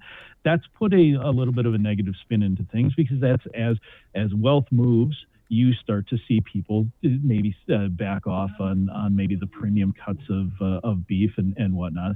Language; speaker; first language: English; native; English